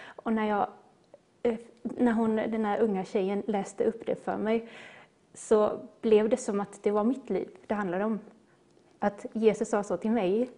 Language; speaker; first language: Swedish; native; Swedish